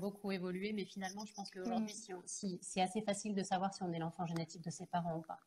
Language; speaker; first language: French; native; French